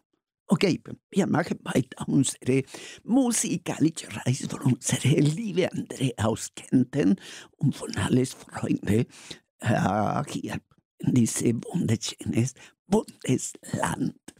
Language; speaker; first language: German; non-native, learner; Spanish